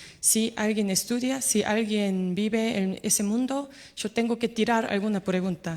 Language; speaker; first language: Spanish; non-native, fluent; Korean